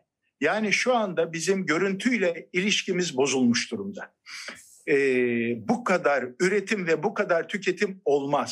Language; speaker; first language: Turkish; native; Turkish